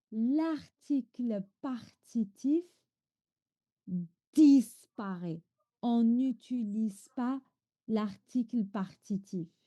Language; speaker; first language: French; non-native, fluent; Chinese